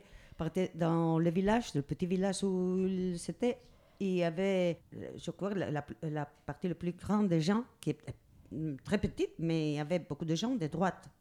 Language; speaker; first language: French; non-native, learner; Spanish